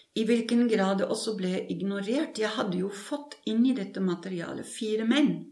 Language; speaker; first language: Norwegian; non-native, fluent; German